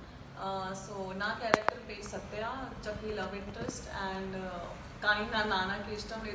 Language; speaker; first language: Telugu; non-native, learner; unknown